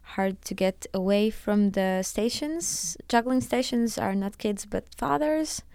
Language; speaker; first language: English; non-native, fluent; Latvian